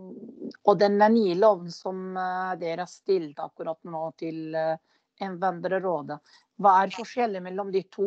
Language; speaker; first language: Norwegian; non-native, fluent; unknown